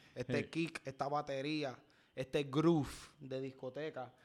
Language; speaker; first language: Spanish; native; Spanish